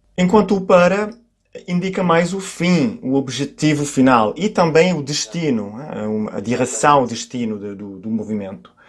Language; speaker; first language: Portuguese; non-native, fluent; Italian